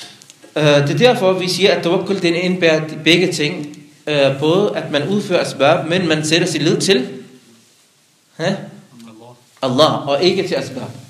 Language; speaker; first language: Danish; non-native, local second language; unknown